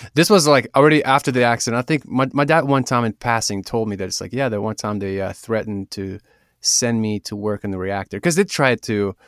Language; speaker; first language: English; early bilingual, other home language; Ukrainian